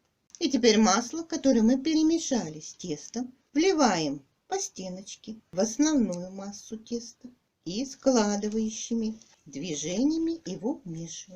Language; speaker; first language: Russian; native; Russian